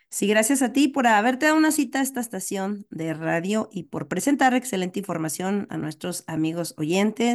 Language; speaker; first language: Spanish; native; Spanish